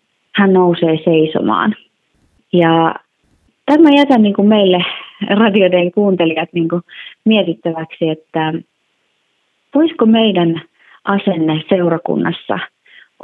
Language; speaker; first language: Finnish; native; Finnish